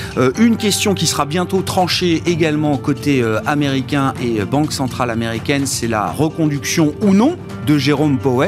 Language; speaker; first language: French; native; French